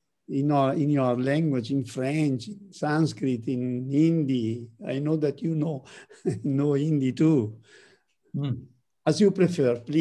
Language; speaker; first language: English; non-native, learner; Italian